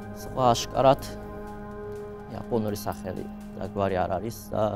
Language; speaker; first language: Georgian; non-native, fluent; Japanese